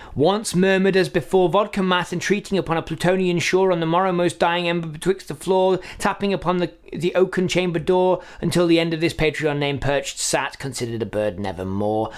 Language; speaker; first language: English; native; English